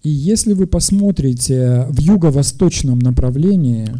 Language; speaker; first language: Russian; native; Russian